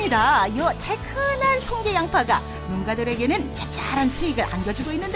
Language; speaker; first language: Korean; native; Korean